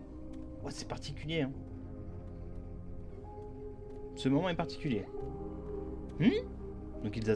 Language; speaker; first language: French; native; French